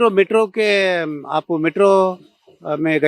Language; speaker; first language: Hindi; non-native, local second language; Telugu